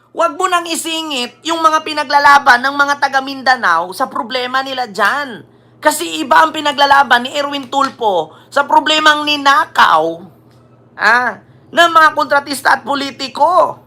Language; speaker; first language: Filipino; native; Filipino